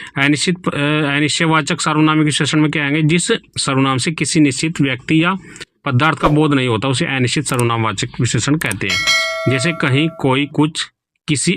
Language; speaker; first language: Hindi; native; Hindi